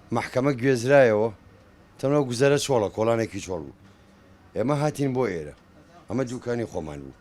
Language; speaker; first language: Central Kurdish; non-native, local second language; Gurani